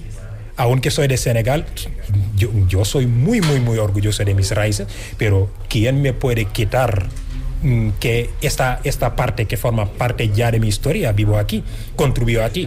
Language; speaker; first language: Spanish; non-native, fluent; Wolof